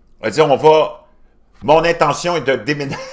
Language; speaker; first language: French; native; French